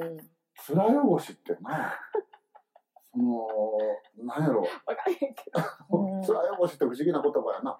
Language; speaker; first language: Japanese; native; Japanese